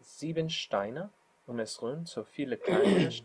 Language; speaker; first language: German; non-native, learner; English